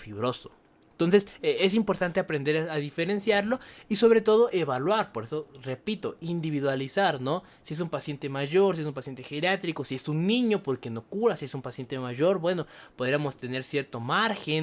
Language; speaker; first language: Spanish; native; Spanish